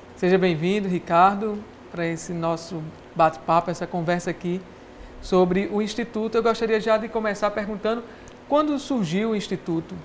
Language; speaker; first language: Portuguese; native; Portuguese